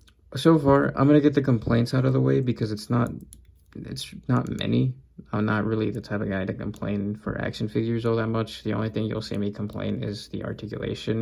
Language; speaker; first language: English; native; English